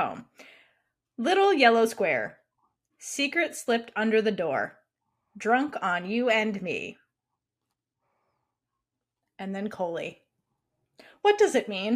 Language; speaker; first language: English; native; English